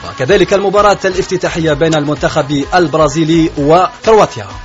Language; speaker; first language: Arabic; native; Arabic